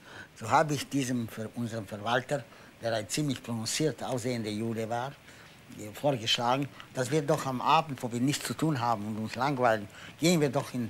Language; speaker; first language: German; non-native, fluent; Polish